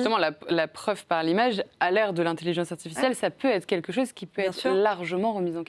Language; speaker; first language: French; native; French